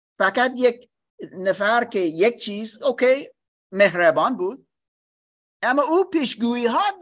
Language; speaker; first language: Persian; non-native, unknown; English